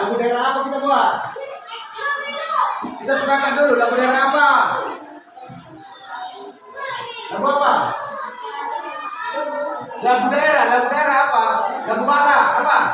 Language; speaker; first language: Indonesian; native; Indonesian